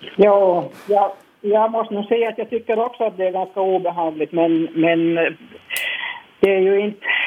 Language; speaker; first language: Swedish; native; Swedish